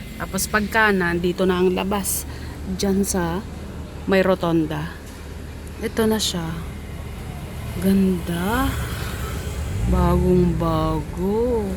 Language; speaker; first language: Filipino; native; Filipino